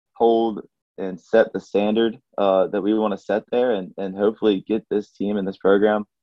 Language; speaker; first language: English; native; English